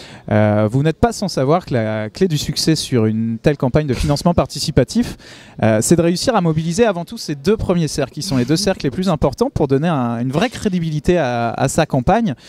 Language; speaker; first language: French; native; French